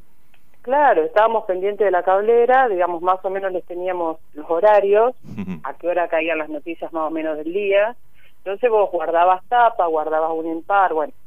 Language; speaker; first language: Spanish; native; Spanish